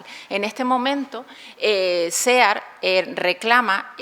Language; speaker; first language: Spanish; native; Spanish